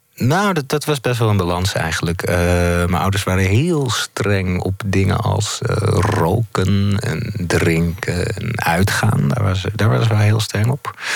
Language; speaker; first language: Dutch; native; Dutch